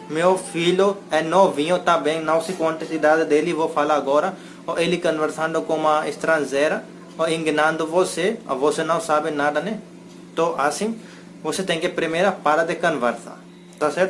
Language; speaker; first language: Portuguese; non-native, learner; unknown